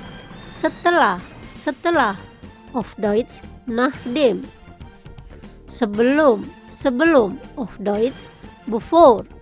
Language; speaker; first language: German; non-native, fluent; Indonesian